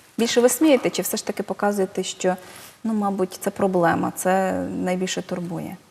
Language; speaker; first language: Ukrainian; native; Ukrainian